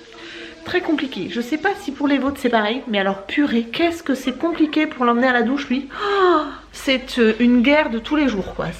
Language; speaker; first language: French; native; French